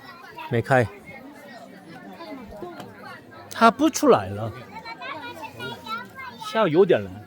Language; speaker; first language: Chinese; non-native, fluent; Korean